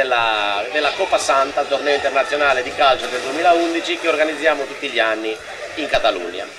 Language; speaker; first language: Italian; native; Italian